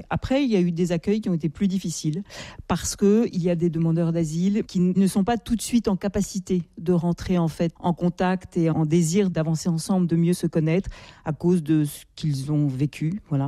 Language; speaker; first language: French; native; French